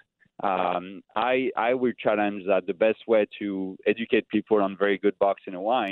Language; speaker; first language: English; non-native, fluent; French